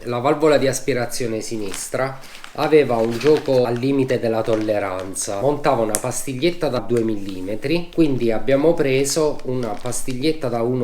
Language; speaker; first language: Italian; native; Italian